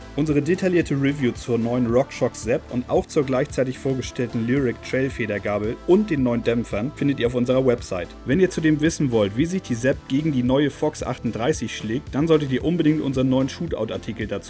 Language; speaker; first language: German; native; German